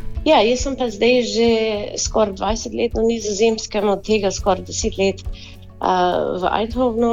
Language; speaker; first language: Slovenian; early bilingual, heritage; Slovenian